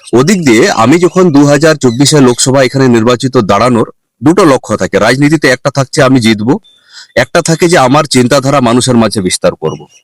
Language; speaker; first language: Bangla; non-native, local second language; Santali